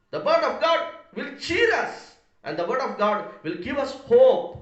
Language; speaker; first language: English; non-native, local second language; Telugu